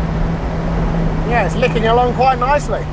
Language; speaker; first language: English; native; English